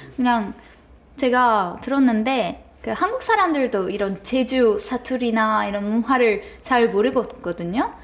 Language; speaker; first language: Korean; non-native, fluent; Turkish